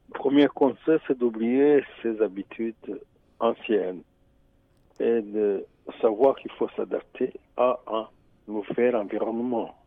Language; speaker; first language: French; non-native, local second language; Rundi